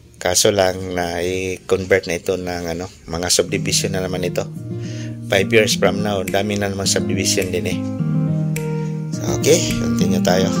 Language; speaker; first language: Filipino; native; Filipino